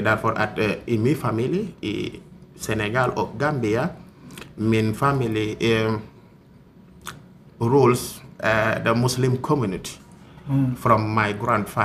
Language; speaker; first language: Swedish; non-native, learner; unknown